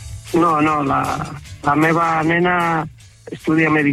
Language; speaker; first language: Catalan; non-native, local second language; Spanish